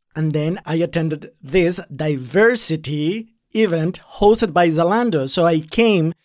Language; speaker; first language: English; non-native, fluent; Spanish